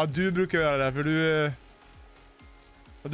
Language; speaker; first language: Swedish; native; Swedish